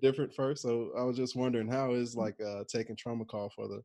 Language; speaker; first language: English; native; English